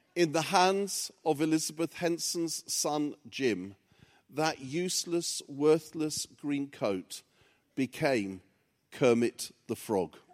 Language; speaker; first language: English; early bilingual, other home language; Greek